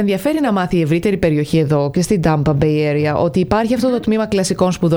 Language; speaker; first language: Greek; native; Greek